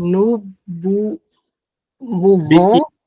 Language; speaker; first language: French; non-native, learner; Portuguese